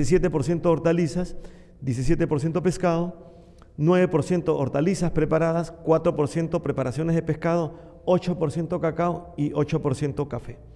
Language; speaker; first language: Spanish; native; Spanish